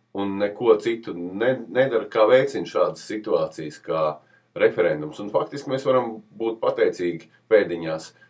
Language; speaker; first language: Latvian; native; Latvian